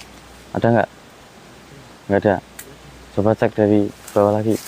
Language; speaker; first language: Indonesian; native; Indonesian